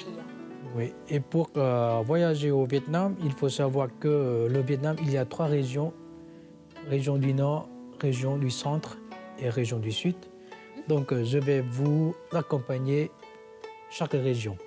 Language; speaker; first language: French; non-native, fluent; Vietnamese